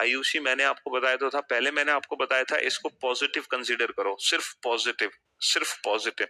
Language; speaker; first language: Hindi; native; Hindi